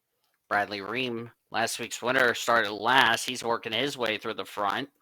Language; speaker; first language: English; native; English